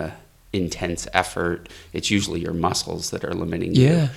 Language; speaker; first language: English; native; English